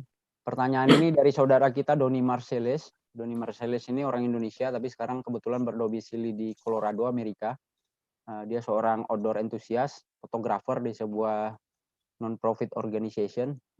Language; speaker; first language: Indonesian; native; Indonesian